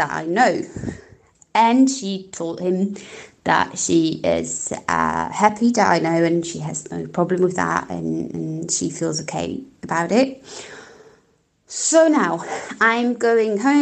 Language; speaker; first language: English; non-native, fluent; Polish